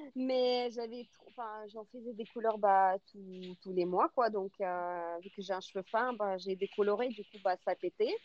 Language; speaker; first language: French; non-native, fluent; Russian